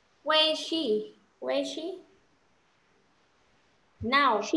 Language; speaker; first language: English; non-native, fluent; Vietnamese